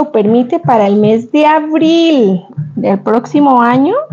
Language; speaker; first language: Spanish; native; Spanish